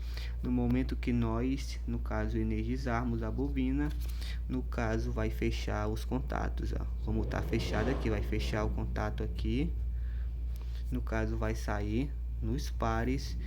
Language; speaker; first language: Portuguese; native; Portuguese